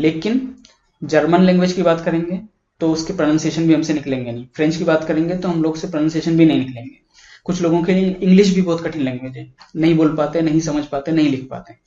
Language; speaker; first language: Hindi; native; Hindi